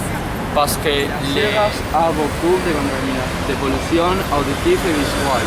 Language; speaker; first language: French; non-native, learner; Spanish